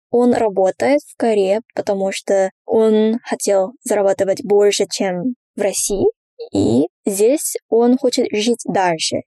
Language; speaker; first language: Russian; non-native, fluent; Korean